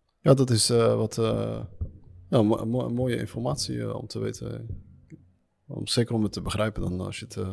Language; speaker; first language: Dutch; early bilingual, other home language; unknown